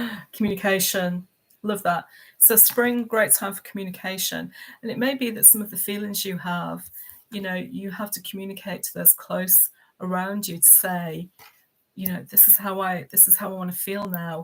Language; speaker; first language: English; native; English